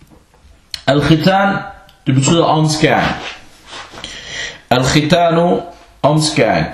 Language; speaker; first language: Danish; non-native, fluent; Arabic